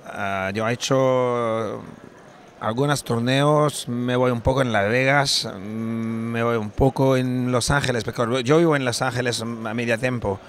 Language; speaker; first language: Spanish; non-native, fluent; French